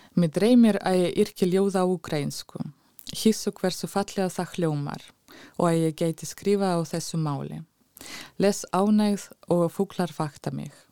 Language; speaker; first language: Icelandic; non-native, fluent; Ukrainian